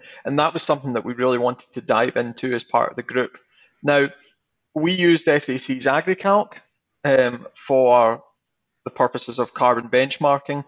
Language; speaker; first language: English; native; English